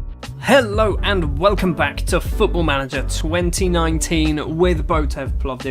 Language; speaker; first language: English; native; English